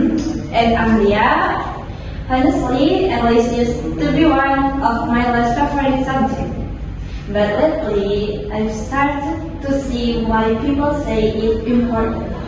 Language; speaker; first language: English; non-native, learner; Indonesian